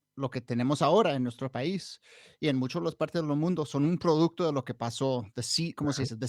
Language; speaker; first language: Spanish; non-native, fluent; English